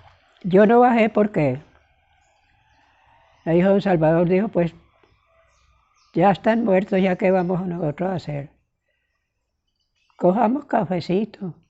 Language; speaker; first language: Spanish; native; Spanish